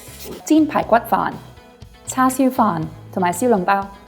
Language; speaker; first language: Cantonese; non-native, local second language; Sindhi